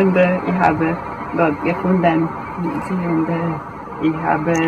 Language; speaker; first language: German; non-native, learner; Hungarian